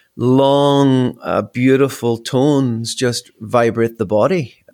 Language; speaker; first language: English; native; English